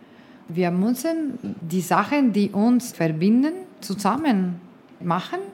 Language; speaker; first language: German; non-native, fluent; Spanish